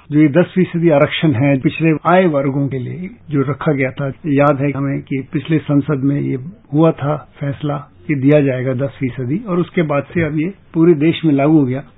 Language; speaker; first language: Hindi; non-native, local second language; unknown